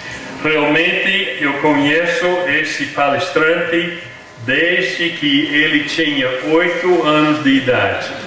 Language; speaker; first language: Portuguese; non-native, fluent; English